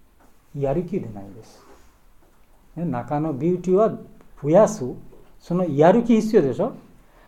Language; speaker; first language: Japanese; non-native, learner; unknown